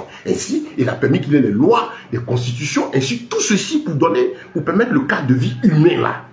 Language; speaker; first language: French; native; French